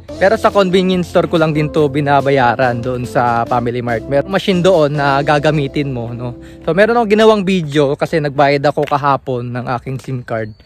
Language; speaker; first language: Filipino; native; Filipino